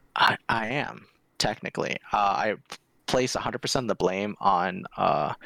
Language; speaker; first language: English; early bilingual, other home language; Korean